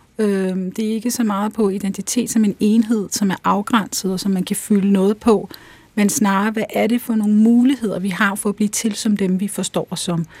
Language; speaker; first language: Danish; early bilingual, other home language; Urdu